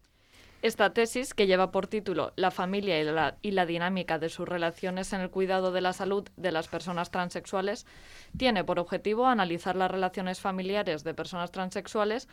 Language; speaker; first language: Spanish; native; Spanish